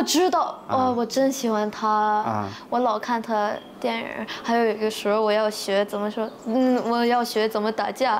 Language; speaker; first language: Chinese; early bilingual, heritage; Chinese